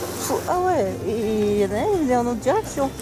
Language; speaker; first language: French; native; French